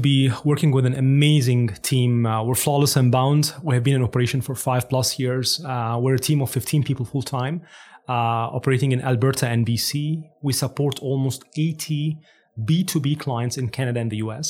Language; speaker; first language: English; non-native, fluent; Arabic